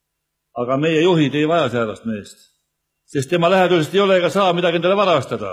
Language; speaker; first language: Estonian; native; Estonian